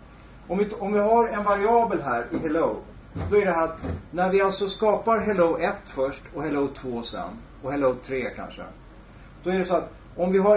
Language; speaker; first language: Swedish; native; Swedish